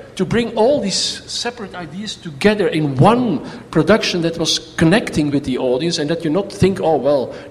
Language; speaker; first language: English; non-native, fluent; Dutch